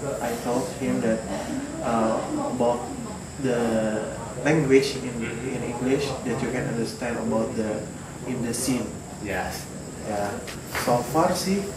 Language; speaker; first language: English; non-native, learner; Indonesian